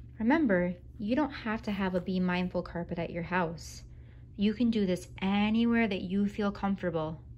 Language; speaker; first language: English; native; English